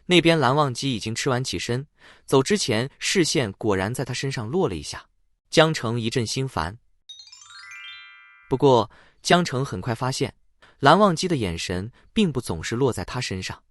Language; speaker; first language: Chinese; native; Chinese